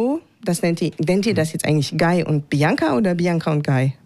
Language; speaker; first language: German; native; German